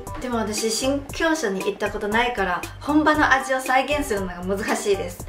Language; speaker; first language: Japanese; non-native, fluent; Chinese